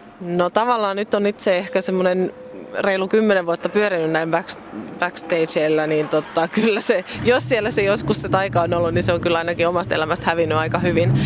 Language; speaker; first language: Finnish; native; Finnish